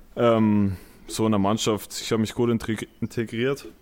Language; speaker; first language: German; native; German